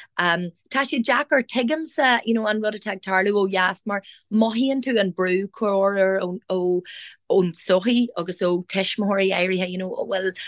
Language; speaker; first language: Irish; non-native, local second language; English